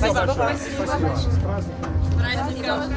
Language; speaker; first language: Russian; non-native, local second language; Kyrgyz